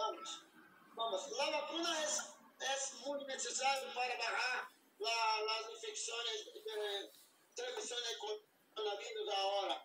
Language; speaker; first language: Spanish; non-native, learner; Portuguese